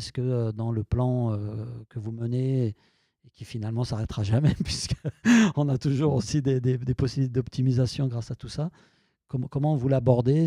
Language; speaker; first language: French; native; French